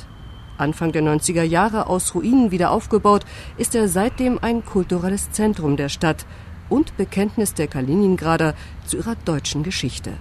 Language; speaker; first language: German; native; German